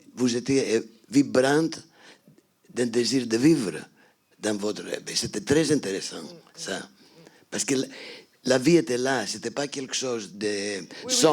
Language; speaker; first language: French; non-native, fluent; Greek